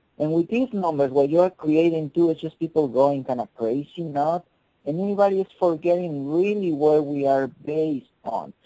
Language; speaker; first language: English; non-native, fluent; Spanish